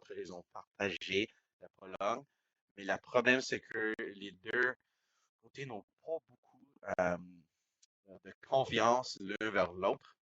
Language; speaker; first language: French; non-native, local second language; English